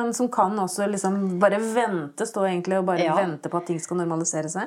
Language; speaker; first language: Norwegian; native; Norwegian